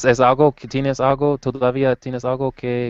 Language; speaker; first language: Spanish; non-native, learner; English